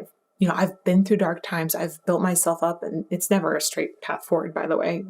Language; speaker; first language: English; native; English